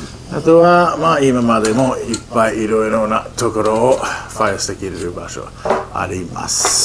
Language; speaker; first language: Japanese; non-native, fluent; English